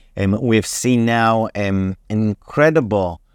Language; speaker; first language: English; non-native, fluent; Hebrew